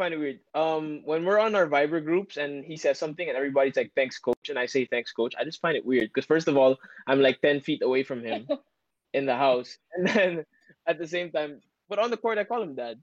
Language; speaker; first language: English; native; English